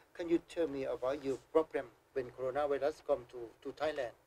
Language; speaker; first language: English; non-native, learner; Thai